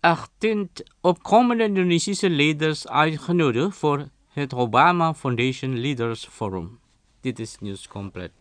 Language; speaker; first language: Dutch; non-native, fluent; Indonesian